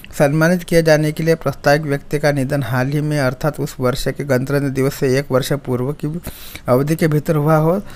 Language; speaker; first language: Hindi; non-native, local second language; Marathi